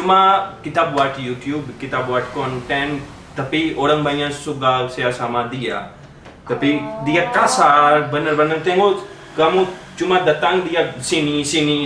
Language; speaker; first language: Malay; non-native, learner; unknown